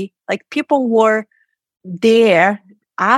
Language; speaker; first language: English; non-native, fluent; Portuguese